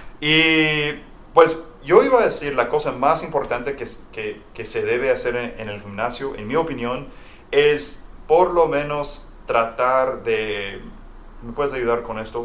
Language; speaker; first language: Spanish; non-native, fluent; English